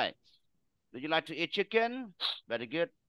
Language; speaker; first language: English; non-native, fluent; Vietnamese